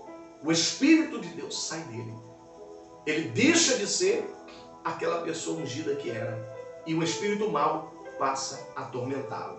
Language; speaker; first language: Portuguese; native; Portuguese